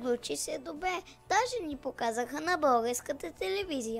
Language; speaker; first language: Bulgarian; early bilingual, heritage; Bulgarian